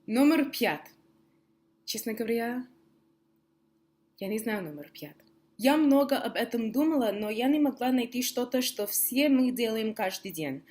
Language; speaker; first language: Russian; non-native, fluent; English